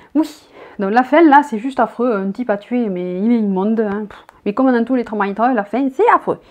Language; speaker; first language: French; native; French